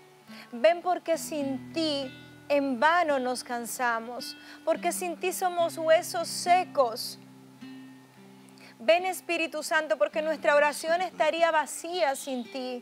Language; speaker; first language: Spanish; native; Spanish